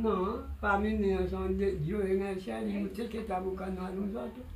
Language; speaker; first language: Spanish; non-native, learner; Haitian Creole